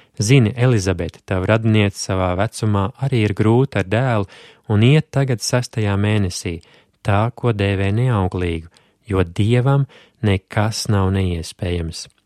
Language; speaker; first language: Latvian; native; Latvian